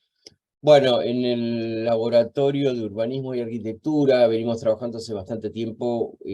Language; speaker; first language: Spanish; native; Spanish